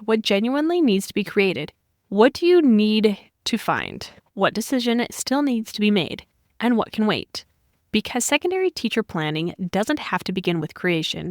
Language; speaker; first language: English; native; English